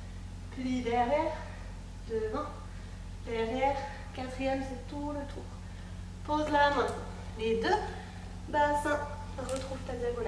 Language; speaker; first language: French; native; French